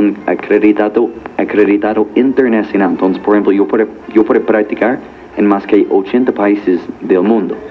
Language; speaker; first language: Spanish; non-native, learner; English